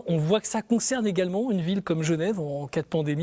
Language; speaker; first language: French; native; French